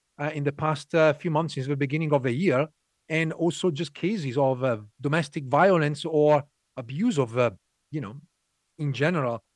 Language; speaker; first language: English; non-native, fluent; Italian